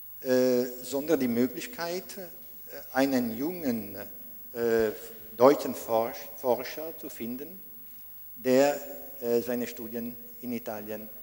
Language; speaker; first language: German; non-native, fluent; Italian